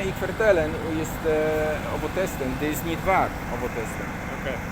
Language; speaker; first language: Dutch; non-native, learner; Polish